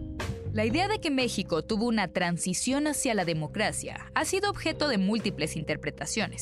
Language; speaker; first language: Spanish; native; Spanish